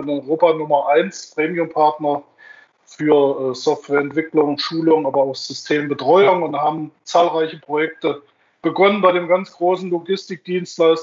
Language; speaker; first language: German; native; German